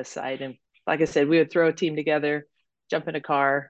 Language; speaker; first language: English; native; English